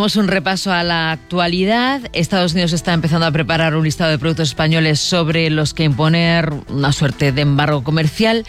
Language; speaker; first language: Spanish; native; Spanish